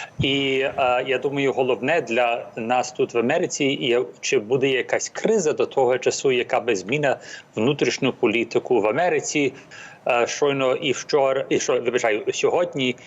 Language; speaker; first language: Ukrainian; early bilingual, heritage; English